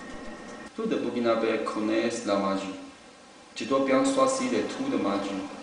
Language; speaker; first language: French; non-native, learner; Chinese